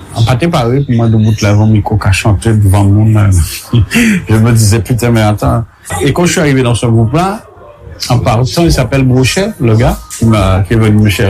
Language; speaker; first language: French; native; French